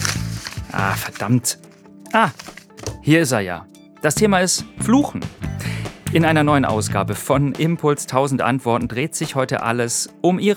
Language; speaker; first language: German; native; German